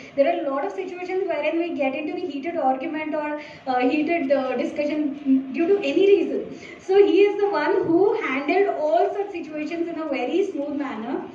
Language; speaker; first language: English; non-native, local second language; Telugu